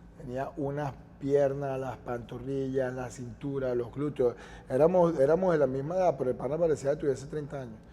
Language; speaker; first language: Spanish; native; Spanish